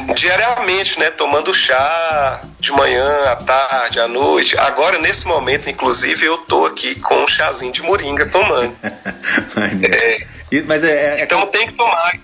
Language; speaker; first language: Portuguese; native; Portuguese